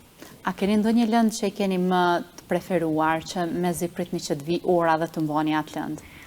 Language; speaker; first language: Albanian; native; Albanian